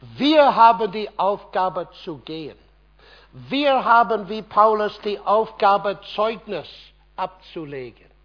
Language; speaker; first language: German; non-native, fluent; English